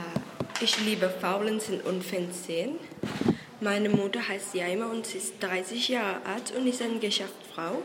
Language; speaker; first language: German; non-native, learner; Spanish